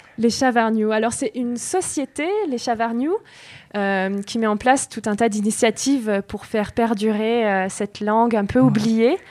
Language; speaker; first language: French; native; French